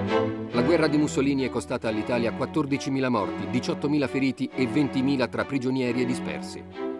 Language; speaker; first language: Italian; native; Italian